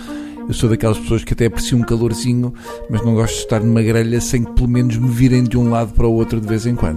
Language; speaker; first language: Portuguese; native; Portuguese